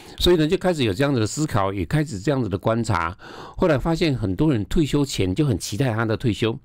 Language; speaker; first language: Chinese; native; Chinese